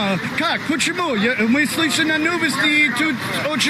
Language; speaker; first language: Russian; non-native, learner; English